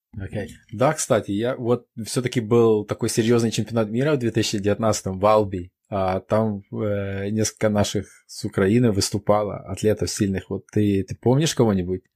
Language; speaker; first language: Russian; non-native, local second language; Ukrainian